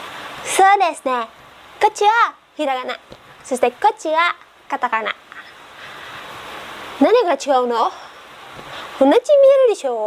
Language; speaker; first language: Japanese; non-native, learner; Indonesian